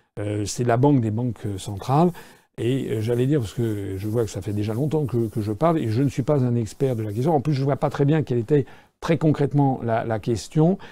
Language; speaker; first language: French; native; French